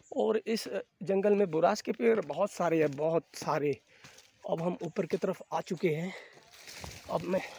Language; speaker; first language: Hindi; non-native, local second language; Bangla